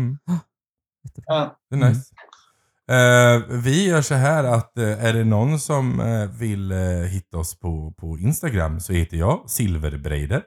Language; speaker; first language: Swedish; native; Swedish